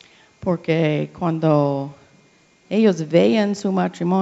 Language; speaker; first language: Spanish; non-native, learner; English